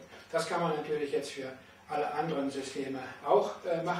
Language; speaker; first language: German; native; German